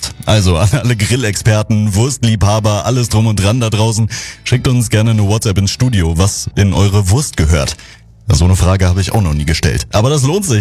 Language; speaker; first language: German; native; German